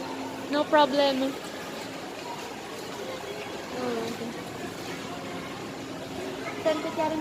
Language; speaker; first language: English; non-native, local second language; Filipino